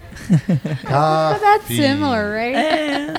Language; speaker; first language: English; native; English